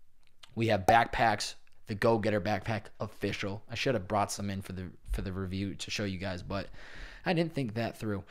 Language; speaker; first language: English; native; English